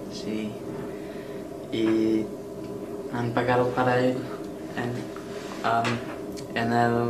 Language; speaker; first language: Spanish; non-native, learner; English